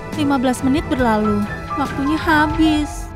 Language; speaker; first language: Indonesian; native; Indonesian